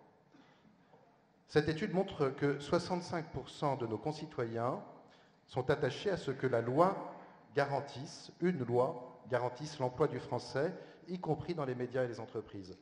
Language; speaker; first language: French; native; French